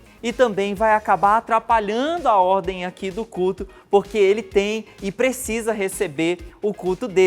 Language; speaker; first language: Portuguese; native; Portuguese